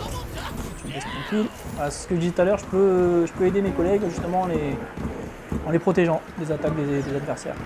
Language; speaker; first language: French; native; French